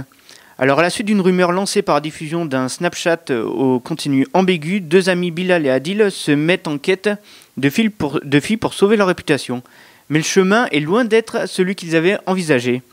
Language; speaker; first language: French; native; French